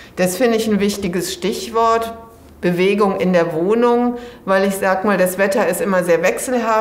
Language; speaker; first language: German; native; German